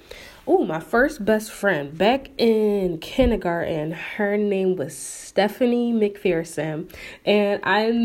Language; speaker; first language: English; native; English